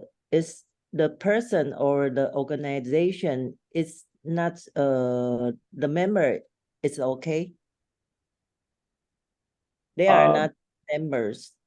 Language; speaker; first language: English; non-native, learner; Chinese